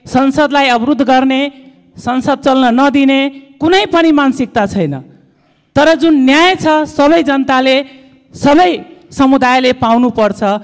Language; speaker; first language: Nepali; non-native, local second language; Dangaura Tharu